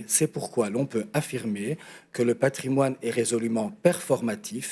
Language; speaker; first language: French; native; French